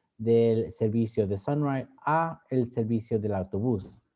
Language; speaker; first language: Spanish; early bilingual, other home language; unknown